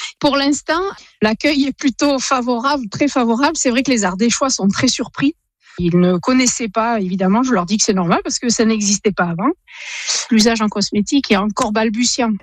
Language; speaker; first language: French; native; French